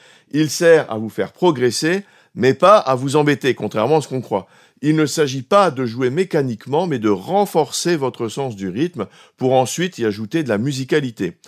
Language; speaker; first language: French; native; French